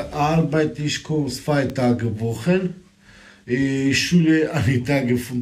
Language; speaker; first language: German; non-native, learner; Romanian